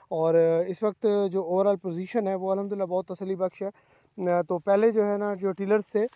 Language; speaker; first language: Urdu; non-native, local second language; Saraiki